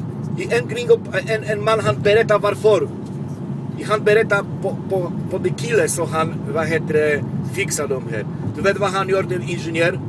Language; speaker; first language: Swedish; non-native, local second language; Polish